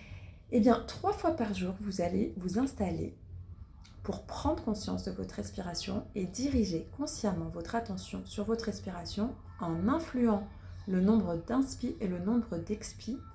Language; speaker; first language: French; native; French